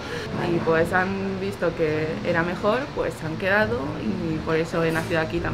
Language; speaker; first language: Spanish; early bilingual, other home language; Chinese